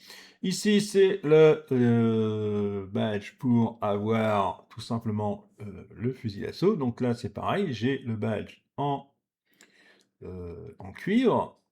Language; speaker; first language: French; native; French